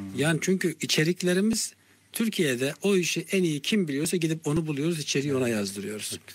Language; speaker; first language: Turkish; native; Turkish